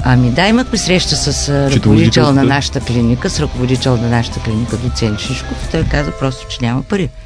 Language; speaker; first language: Bulgarian; native; Bulgarian